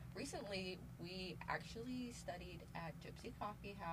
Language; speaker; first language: English; native; English